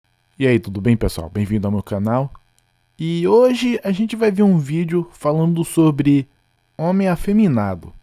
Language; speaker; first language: Portuguese; non-native, fluent; English